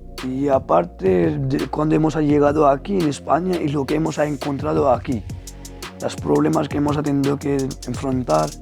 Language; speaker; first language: Spanish; non-native, fluent; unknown